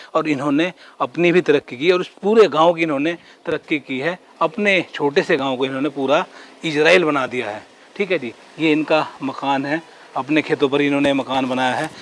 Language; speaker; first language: Hindi; native; Hindi